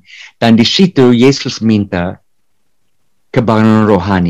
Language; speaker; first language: Indonesian; non-native, fluent; English